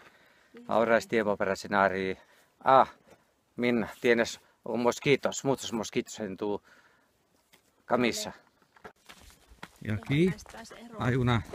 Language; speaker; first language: Spanish; non-native, learner; Finnish